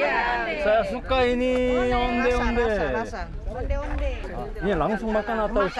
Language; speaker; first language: Indonesian; non-native, learner; Korean